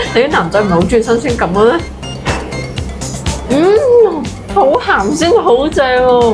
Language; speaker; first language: Cantonese; native; Cantonese